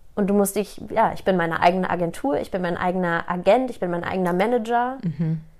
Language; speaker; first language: German; native; German